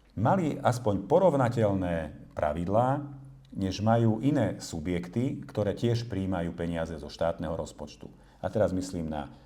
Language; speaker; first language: Slovak; non-native, local second language; Hungarian